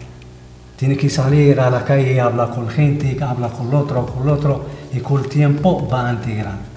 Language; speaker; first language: Spanish; non-native, fluent; Arabic